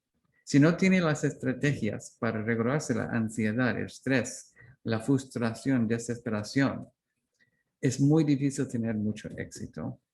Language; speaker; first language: Spanish; non-native, learner; English